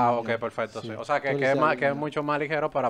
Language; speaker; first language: Spanish; native; Spanish